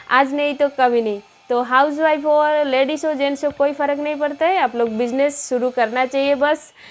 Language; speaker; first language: Hindi; non-native, local second language; Bangla